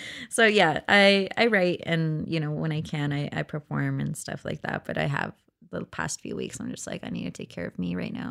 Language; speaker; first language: English; early bilingual, other home language; Spanish